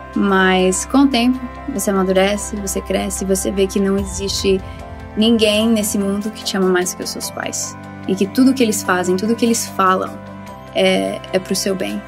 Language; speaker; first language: Portuguese; early bilingual, heritage; Portuguese